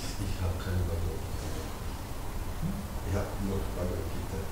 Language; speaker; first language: German; non-native, learner; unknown